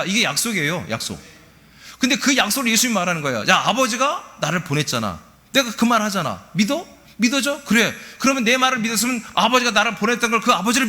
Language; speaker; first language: Korean; native; Korean